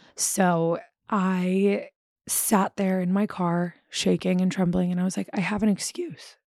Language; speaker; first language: English; native; English